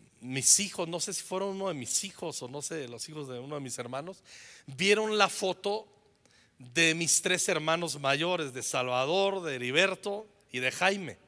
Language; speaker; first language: Spanish; native; Spanish